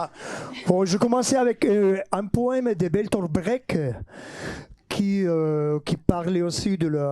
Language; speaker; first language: French; non-native, fluent; Basque